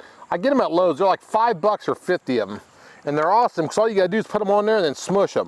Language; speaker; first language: English; native; English